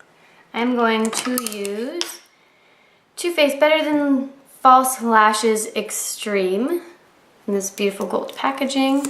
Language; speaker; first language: English; native; English